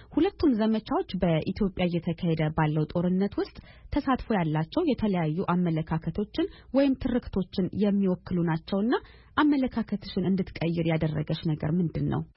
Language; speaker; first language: Amharic; native; Amharic